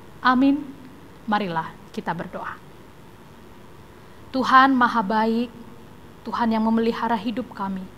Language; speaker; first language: Indonesian; native; Indonesian